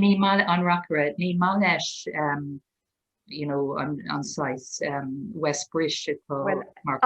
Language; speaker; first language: Irish; non-native, local second language; English